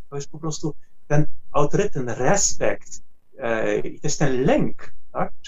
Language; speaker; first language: Polish; non-native, fluent; Dutch